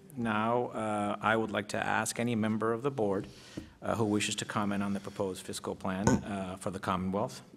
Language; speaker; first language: English; non-native, local second language; Spanish